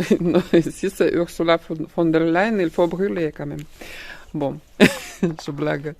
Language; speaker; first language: French; non-native, fluent; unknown